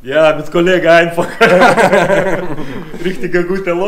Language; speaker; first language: German; non-native, learner; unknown